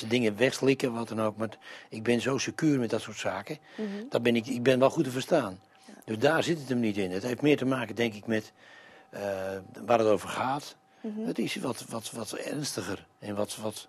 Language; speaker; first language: Dutch; native; Dutch